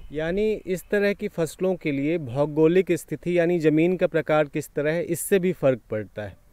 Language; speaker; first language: Hindi; native; Hindi